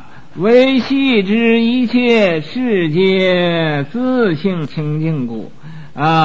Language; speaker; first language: Chinese; native; Chinese